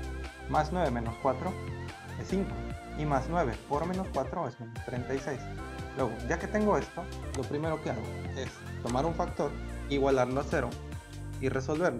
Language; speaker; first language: Spanish; native; Spanish